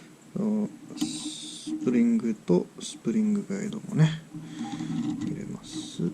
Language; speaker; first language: Japanese; early bilingual, heritage; English